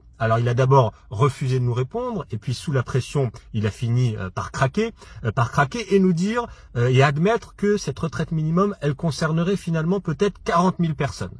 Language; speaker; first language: French; native; French